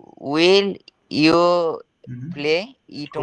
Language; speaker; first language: English; non-native, learner; Bangla